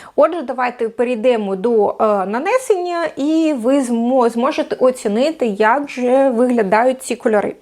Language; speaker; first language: Ukrainian; non-native, local second language; Russian